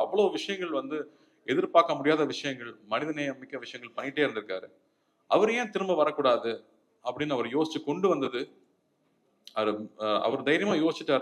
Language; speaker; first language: Tamil; native; Tamil